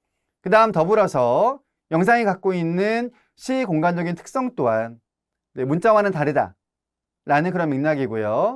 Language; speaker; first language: Korean; native; Korean